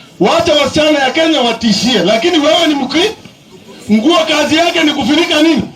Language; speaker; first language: Swahili; non-native, local second language; Kalenjin